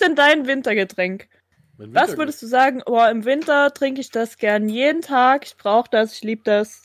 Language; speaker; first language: German; native; German